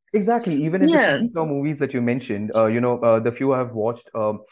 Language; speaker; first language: English; non-native, local second language; Bangla